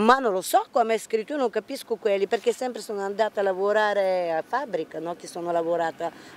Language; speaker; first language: Italian; non-native, learner; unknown